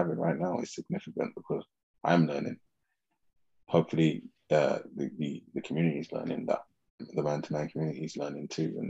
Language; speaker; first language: English; native; English